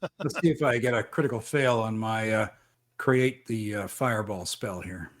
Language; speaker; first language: English; native; English